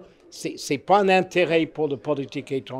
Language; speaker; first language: French; non-native, fluent; English